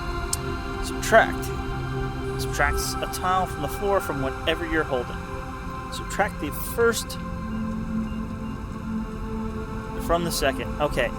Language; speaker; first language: English; native; English